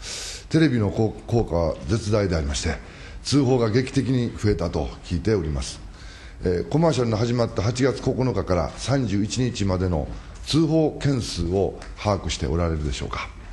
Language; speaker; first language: Japanese; native; Japanese